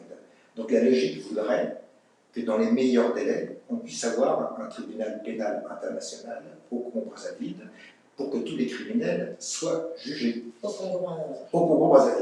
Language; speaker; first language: French; native; French